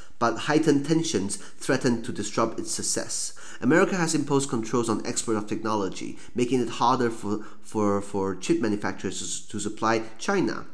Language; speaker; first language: English; non-native, fluent; Chinese